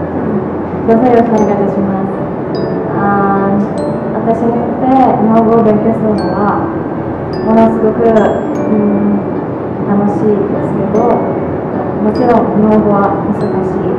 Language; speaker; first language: Japanese; non-native, learner; Indonesian